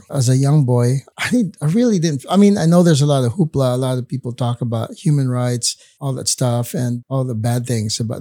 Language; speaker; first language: English; non-native, local second language; Hiligaynon